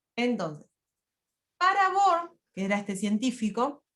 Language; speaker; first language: Spanish; native; Spanish